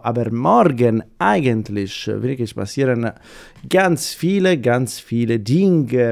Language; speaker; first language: German; non-native, fluent; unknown